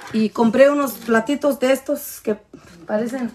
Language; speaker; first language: Spanish; native; Spanish